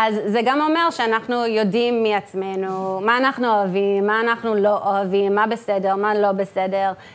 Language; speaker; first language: Hebrew; early bilingual, heritage; English